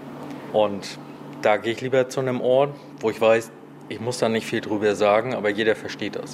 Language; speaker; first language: German; native; German